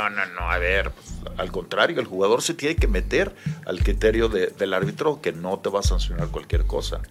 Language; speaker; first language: Spanish; native; Spanish